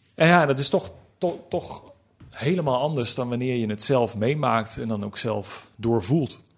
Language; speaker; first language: Dutch; native; Dutch